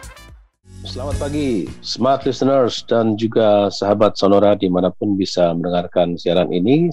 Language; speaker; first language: Indonesian; native; Indonesian